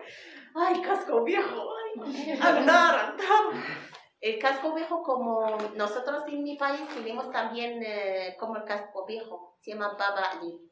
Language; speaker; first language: Spanish; non-native, learner; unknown